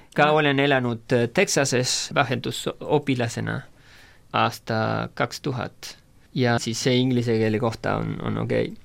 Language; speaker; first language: Estonian; non-native, fluent; Spanish